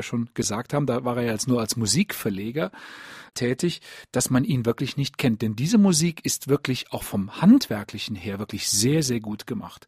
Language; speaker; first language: German; native; German